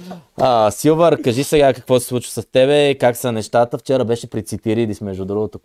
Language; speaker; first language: Bulgarian; native; Bulgarian